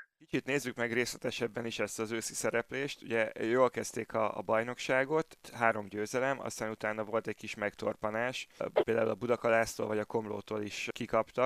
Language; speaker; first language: Hungarian; native; Hungarian